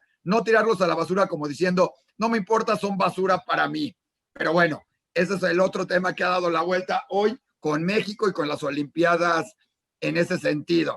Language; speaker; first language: Spanish; native; Spanish